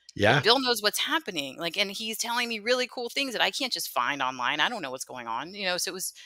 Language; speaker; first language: English; native; English